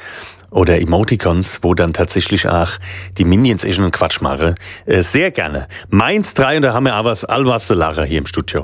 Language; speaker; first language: German; native; German